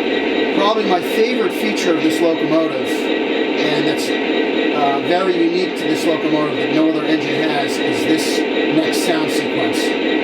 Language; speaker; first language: English; native; English